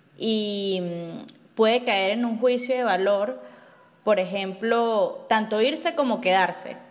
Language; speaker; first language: Spanish; native; Spanish